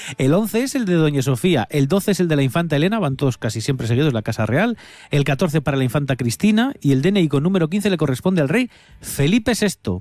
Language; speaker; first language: Spanish; native; Spanish